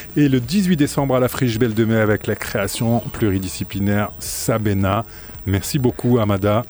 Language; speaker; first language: French; native; French